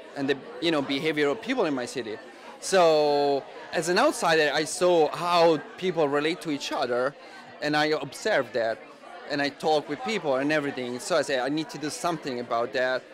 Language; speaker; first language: English; non-native, fluent; Italian